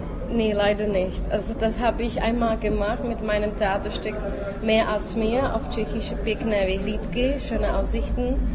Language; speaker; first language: German; non-native, fluent; Czech